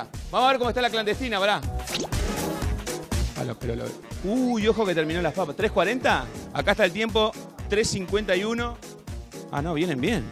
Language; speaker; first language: Spanish; native; Spanish